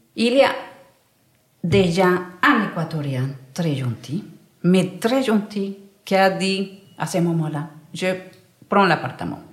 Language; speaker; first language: French; non-native, learner; Spanish